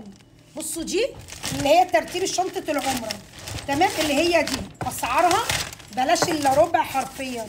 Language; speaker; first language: Arabic; native; Arabic